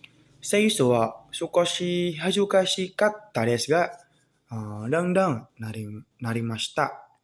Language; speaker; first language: Japanese; non-native, learner; Indonesian